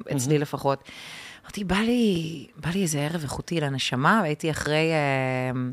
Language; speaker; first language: Hebrew; early bilingual, other home language; Russian